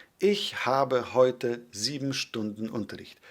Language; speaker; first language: German; non-native, fluent; Polish